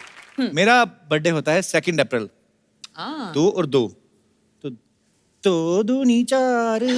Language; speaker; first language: Hindi; native; Hindi